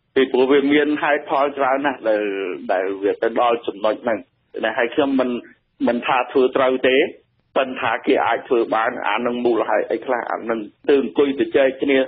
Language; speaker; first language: Khmer; native; Khmer